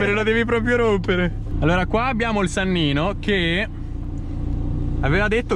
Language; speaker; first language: Italian; native; Italian